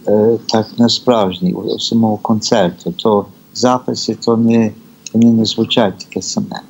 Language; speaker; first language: Ukrainian; early bilingual, heritage; Ukrainian